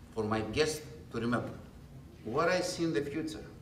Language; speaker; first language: English; non-native, fluent; Greek